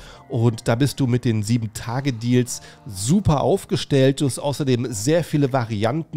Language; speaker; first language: German; native; German